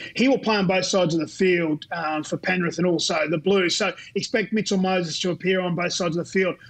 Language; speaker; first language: English; native; English